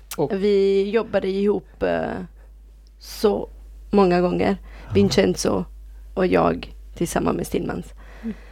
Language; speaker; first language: Swedish; non-native, fluent; Italian